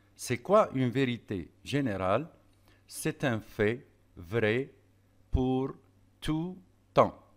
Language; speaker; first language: French; non-native, local second language; Arabic